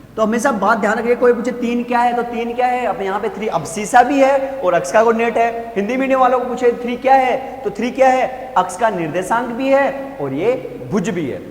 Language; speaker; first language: Hindi; native; Hindi